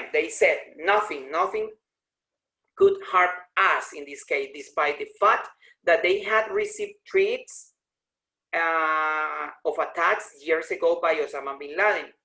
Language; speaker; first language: English; non-native, learner; Spanish